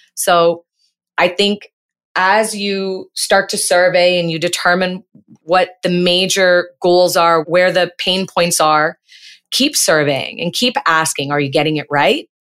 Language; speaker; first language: English; native; English